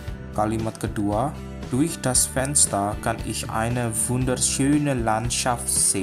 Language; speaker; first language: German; non-native, fluent; Indonesian